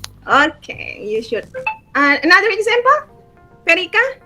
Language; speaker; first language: English; non-native, fluent; Indonesian